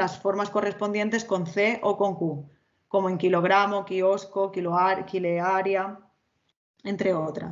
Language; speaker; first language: Spanish; native; Spanish